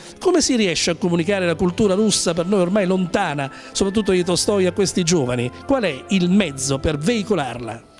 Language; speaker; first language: Italian; native; Italian